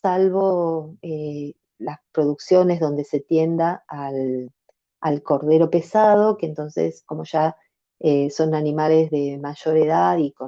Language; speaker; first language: Spanish; native; Spanish